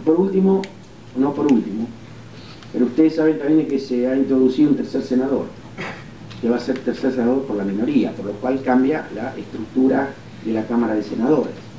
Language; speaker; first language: Spanish; native; Spanish